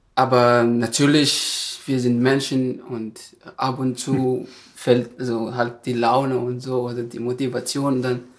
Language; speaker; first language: German; non-native, fluent; Malagasy